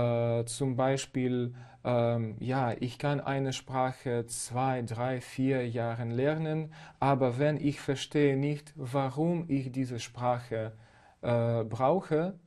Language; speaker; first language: German; non-native, fluent; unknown